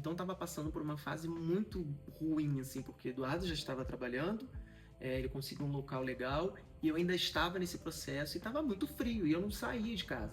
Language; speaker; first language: Portuguese; native; Portuguese